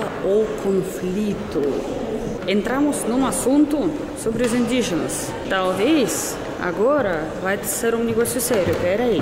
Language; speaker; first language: Portuguese; non-native, fluent; Russian